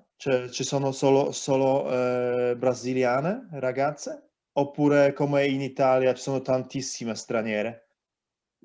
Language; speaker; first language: Italian; non-native, learner; Polish